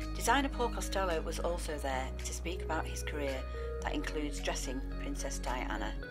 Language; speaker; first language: English; native; English